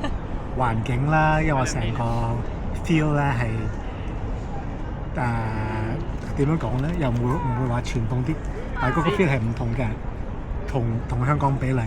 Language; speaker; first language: Cantonese; early bilingual, heritage; Cantonese